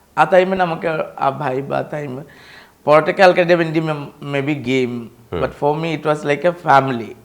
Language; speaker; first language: Malayalam; non-native, fluent; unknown